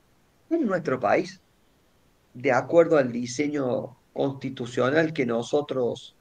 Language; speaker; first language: Spanish; native; Spanish